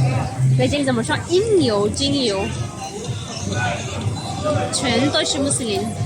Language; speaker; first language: Chinese; non-native, learner; Urdu